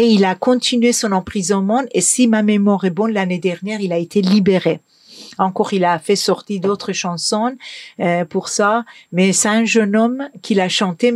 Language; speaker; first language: French; non-native, fluent; Persian